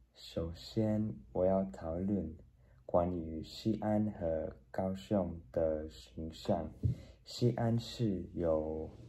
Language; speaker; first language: Chinese; non-native, learner; Spanish